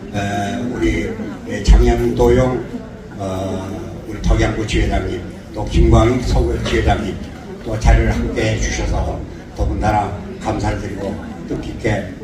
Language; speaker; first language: Korean; native; Korean